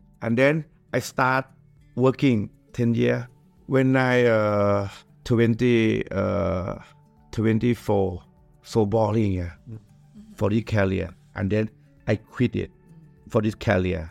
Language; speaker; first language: English; non-native, learner; Thai